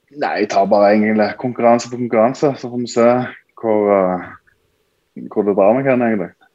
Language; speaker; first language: Norwegian; native; Norwegian